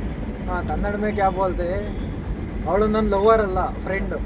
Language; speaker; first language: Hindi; non-native, local second language; Kannada